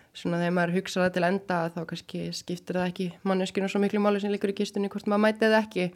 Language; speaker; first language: Icelandic; native; Icelandic